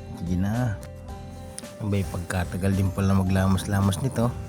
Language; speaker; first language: Filipino; non-native, local second language; Bikol